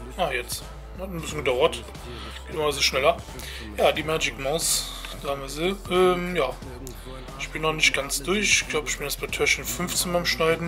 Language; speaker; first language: German; native; German